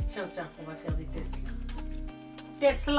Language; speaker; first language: French; native; French